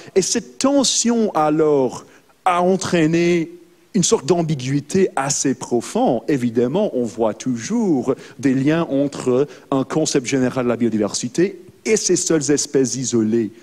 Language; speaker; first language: French; non-native, fluent; English